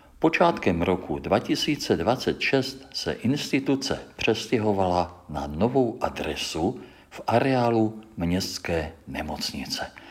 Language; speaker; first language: Czech; native; Czech